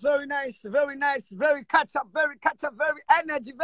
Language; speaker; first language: English; non-native, local second language; Swahili